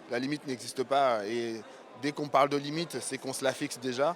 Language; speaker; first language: French; native; French